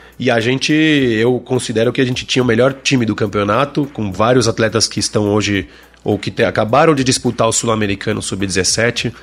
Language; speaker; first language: Portuguese; non-native, fluent; Spanish